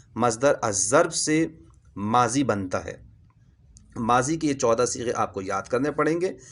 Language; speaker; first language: Urdu; native; Urdu